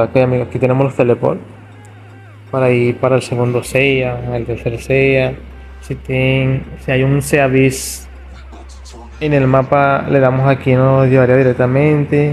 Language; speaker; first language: Spanish; non-native, fluent; Portuguese